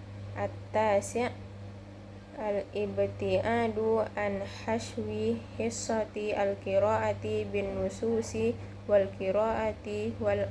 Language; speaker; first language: Arabic; non-native, learner; Indonesian